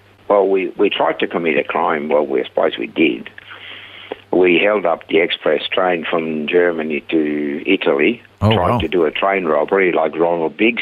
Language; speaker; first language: English; non-native, fluent; Swiss German